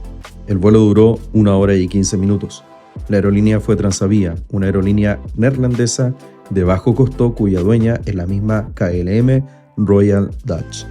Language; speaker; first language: Spanish; native; Spanish